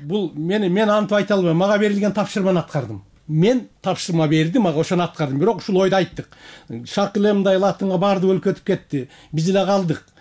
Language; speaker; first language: Kyrgyz; native; Kyrgyz